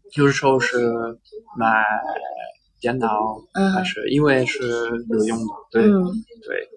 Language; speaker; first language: Chinese; non-native, learner; French